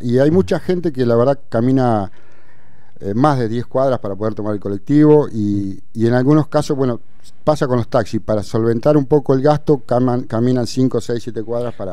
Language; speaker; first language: Spanish; native; Spanish